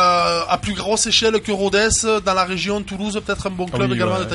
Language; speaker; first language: French; native; French